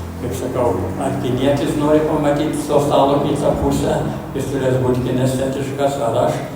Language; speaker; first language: Lithuanian; early bilingual, heritage; Lithuanian